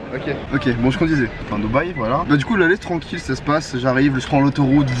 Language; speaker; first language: French; native; French